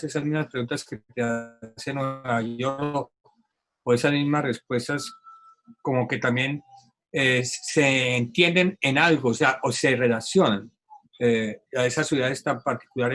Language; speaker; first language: Spanish; native; Spanish